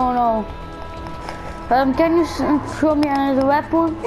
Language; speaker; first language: English; non-native, learner; Italian